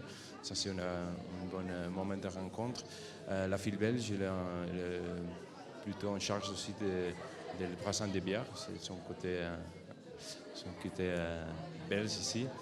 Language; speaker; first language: French; non-native, fluent; Catalan